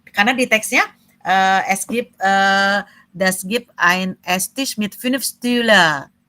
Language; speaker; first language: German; non-native, fluent; Indonesian